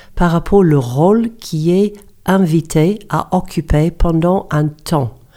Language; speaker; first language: French; non-native, fluent; English